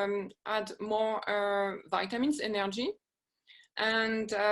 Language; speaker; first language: English; non-native, fluent; French